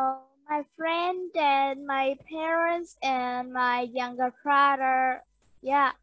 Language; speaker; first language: English; non-native, learner; Vietnamese